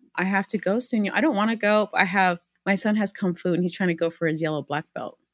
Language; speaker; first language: English; early bilingual, other home language; Spanish